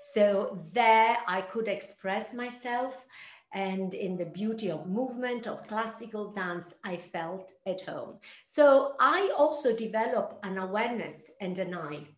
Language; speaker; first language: English; non-native, fluent; Italian